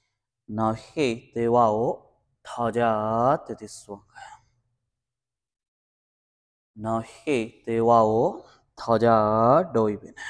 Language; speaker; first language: Vietnamese; non-native, learner; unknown